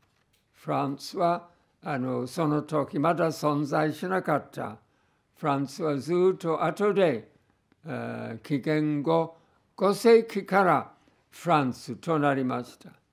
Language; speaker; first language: Japanese; non-native, fluent; English